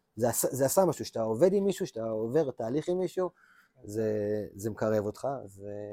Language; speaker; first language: Hebrew; native; Hebrew